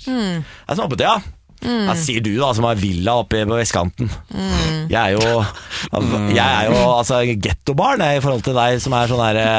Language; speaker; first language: Norwegian; native; Norwegian